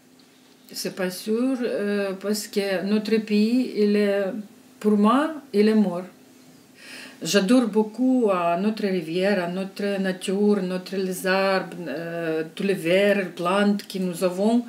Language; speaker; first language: French; non-native, learner; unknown